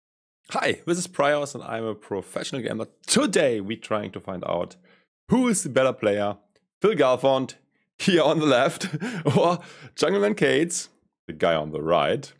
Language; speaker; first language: English; non-native, fluent; German